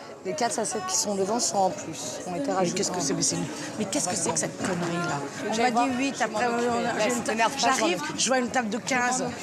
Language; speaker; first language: French; native; French